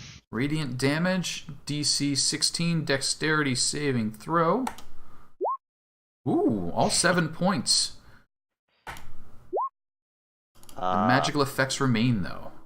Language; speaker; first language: English; native; English